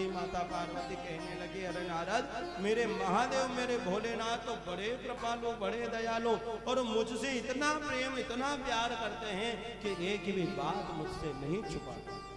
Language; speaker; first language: Hindi; native; Hindi